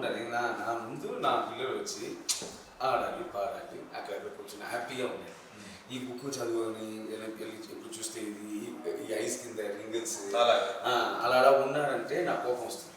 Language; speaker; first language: Telugu; non-native, learner; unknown